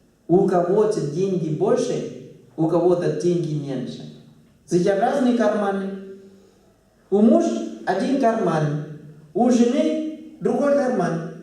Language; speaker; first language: Russian; non-native, fluent; Thai